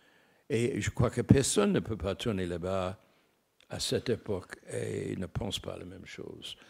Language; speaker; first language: French; non-native, fluent; English